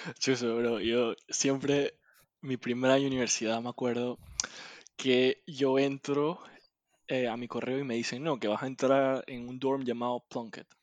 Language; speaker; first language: Spanish; native; Spanish